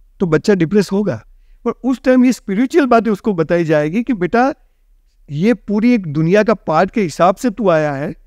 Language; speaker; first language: Hindi; non-native, local second language; Gujarati